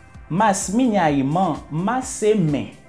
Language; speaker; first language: Portuguese; non-native, fluent; Haitian Creole